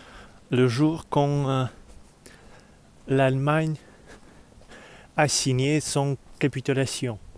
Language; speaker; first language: French; non-native, learner; Russian